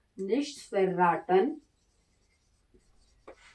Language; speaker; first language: German; non-native, learner; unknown